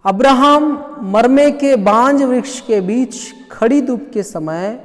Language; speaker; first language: Hindi; non-native, local second language; Telugu